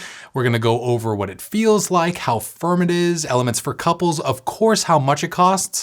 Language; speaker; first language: English; native; English